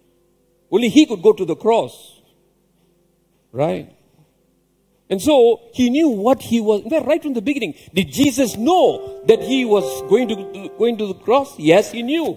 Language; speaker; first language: English; non-native, local second language; Tamil